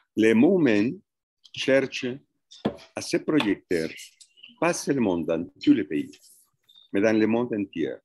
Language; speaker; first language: French; non-native, fluent; Spanish